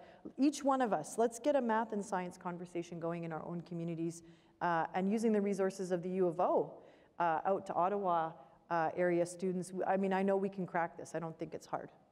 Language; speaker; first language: English; native; English